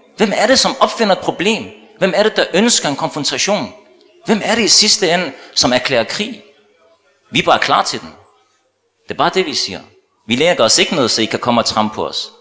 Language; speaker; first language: Danish; early bilingual, other home language; Arabic